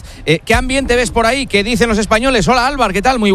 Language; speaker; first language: Spanish; native; Spanish